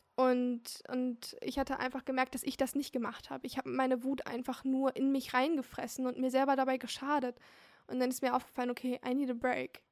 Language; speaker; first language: German; early bilingual, other home language; Turkish